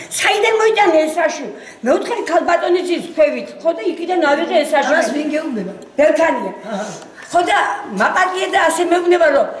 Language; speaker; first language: Georgian; native; Georgian